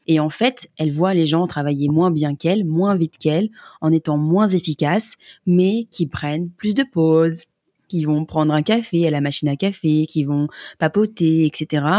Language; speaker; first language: French; native; French